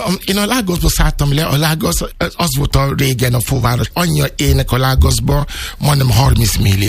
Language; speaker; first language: Hungarian; non-native, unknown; Yoruba